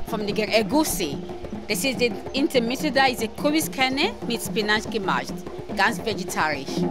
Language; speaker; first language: German; non-native, learner; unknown